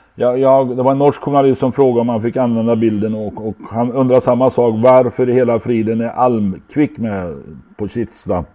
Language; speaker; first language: Swedish; native; Swedish